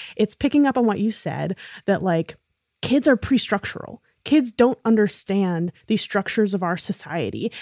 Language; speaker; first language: English; native; English